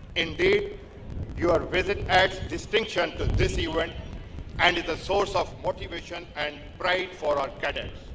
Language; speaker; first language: English; non-native, local second language; Urdu